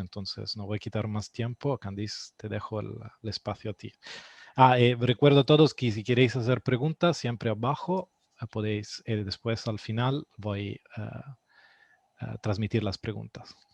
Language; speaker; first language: Spanish; non-native, fluent; Italian